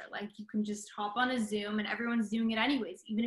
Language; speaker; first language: English; native; English